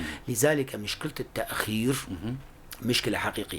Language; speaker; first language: Arabic; non-native, local second language; Kurdish